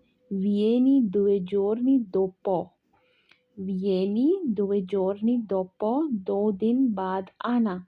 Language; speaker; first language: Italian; non-native, fluent; Urdu